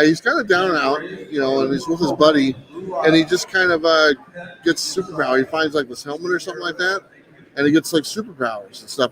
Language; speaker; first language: English; native; English